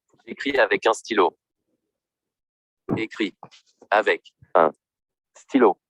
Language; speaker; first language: French; non-native, learner; Vietnamese